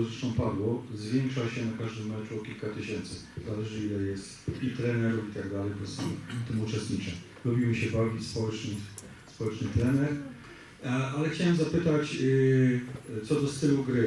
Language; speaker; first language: Polish; native; Polish